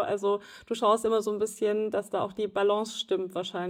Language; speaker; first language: German; native; German